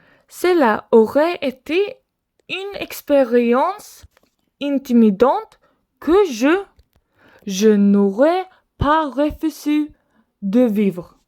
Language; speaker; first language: French; non-native, learner; Swedish